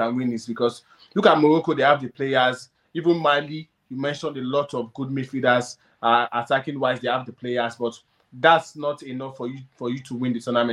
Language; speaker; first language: English; non-native, local second language; Yoruba